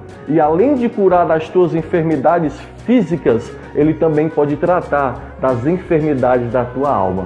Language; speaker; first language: Portuguese; native; Portuguese